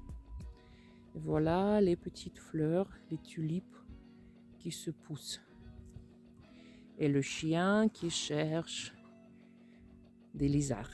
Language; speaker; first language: French; non-native, fluent; Russian